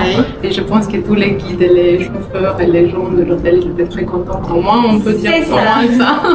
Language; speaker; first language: French; non-native, fluent; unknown